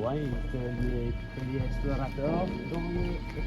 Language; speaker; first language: French; non-native, learner; English